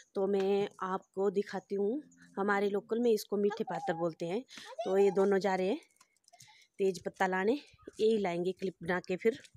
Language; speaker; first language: Hindi; native; Hindi